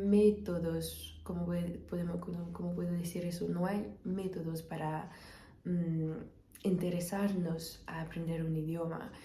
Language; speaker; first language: Spanish; non-native, fluent; French